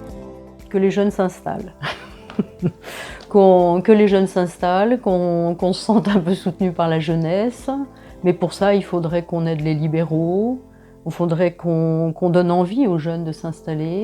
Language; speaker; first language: French; native; French